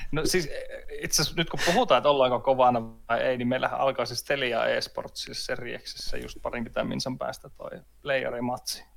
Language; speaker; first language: Finnish; native; Finnish